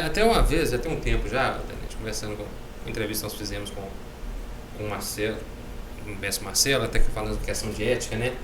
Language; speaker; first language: Portuguese; native; Portuguese